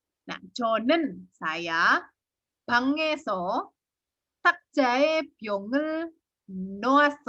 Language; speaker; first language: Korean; non-native, fluent; Indonesian